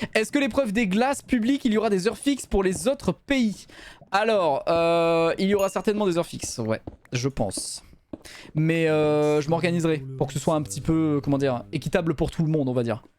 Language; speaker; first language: French; native; French